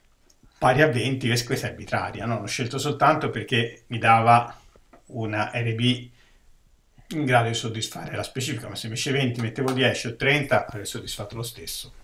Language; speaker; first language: Italian; native; Italian